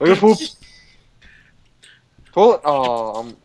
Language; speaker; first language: English; native; English